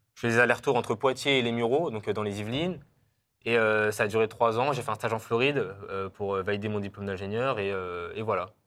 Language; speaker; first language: French; native; French